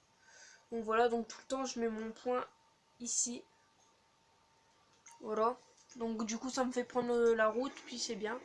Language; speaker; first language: French; native; French